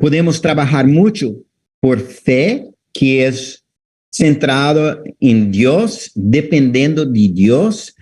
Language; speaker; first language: Portuguese; non-native, fluent; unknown